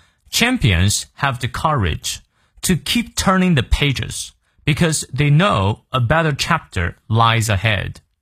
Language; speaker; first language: English; non-native, fluent; Chinese